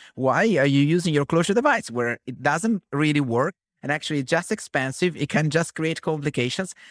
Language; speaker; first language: English; non-native, fluent; Italian